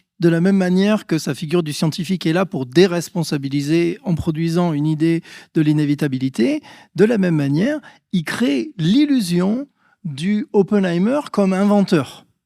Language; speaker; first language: French; native; French